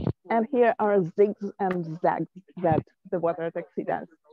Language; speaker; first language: English; non-native, fluent; Ukrainian